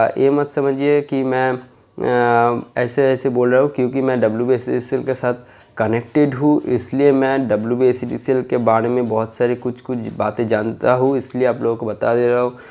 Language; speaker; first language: Hindi; non-native, local second language; Bangla